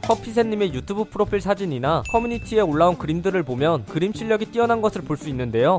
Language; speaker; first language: Korean; native; Korean